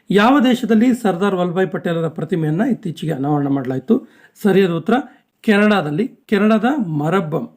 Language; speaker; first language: Kannada; native; Kannada